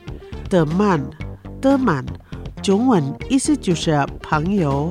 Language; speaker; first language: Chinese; non-native, fluent; Indonesian